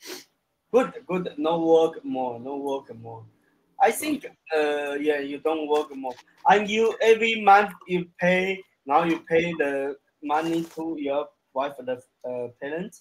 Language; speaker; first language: English; non-native, learner; Chinese